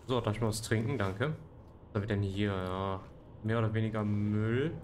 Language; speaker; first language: German; native; German